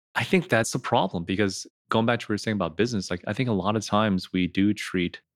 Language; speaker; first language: English; native; English